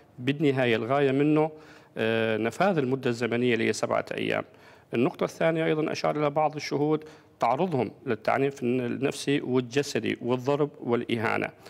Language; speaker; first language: Arabic; native; Arabic